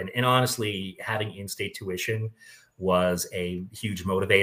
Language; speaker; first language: English; native; English